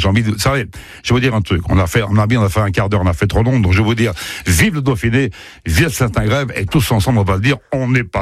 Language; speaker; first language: French; native; French